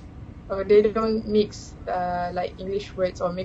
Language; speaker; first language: English; non-native, local second language; Malay